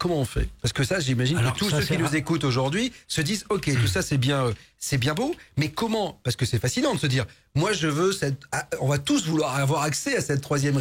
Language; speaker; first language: French; native; French